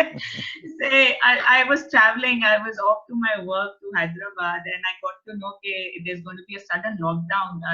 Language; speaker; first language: English; non-native, local second language; Punjabi